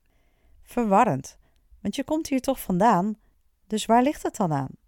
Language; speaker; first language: Dutch; native; Dutch